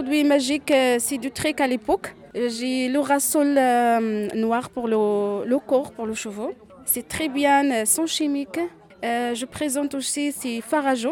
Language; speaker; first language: French; non-native, learner; Arabic